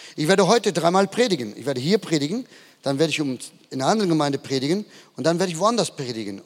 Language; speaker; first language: German; native; German